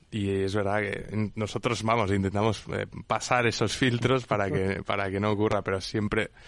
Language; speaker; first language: Spanish; native; Spanish